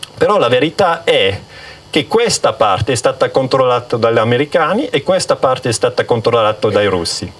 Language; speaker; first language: Italian; non-native, local second language; German